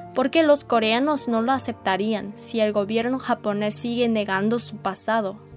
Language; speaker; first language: Spanish; non-native, fluent; Korean